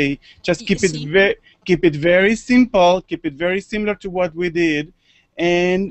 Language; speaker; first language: English; non-native, fluent; Spanish